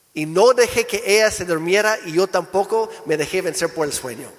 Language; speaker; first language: Spanish; non-native, fluent; English